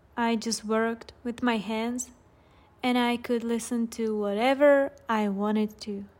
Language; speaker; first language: English; non-native, fluent; Czech